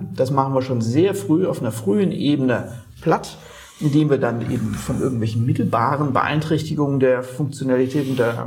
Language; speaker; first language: German; native; German